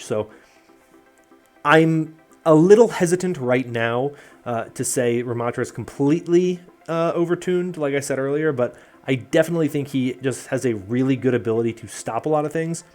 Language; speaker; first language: English; native; English